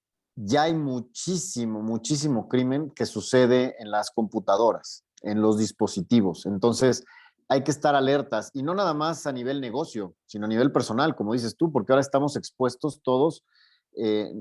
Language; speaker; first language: Spanish; native; Spanish